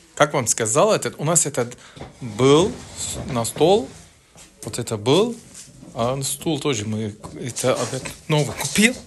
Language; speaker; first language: Russian; non-native, learner; Turkish